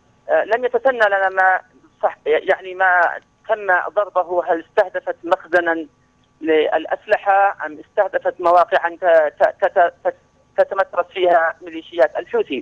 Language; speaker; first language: Arabic; native; Arabic